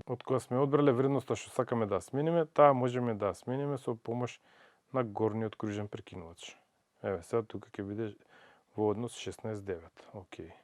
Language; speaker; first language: Macedonian; native; Macedonian